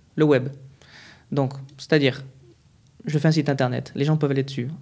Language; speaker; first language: French; native; French